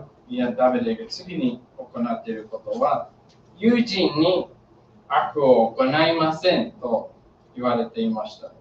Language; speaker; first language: Japanese; non-native, learner; English